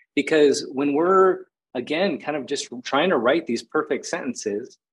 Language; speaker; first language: English; native; English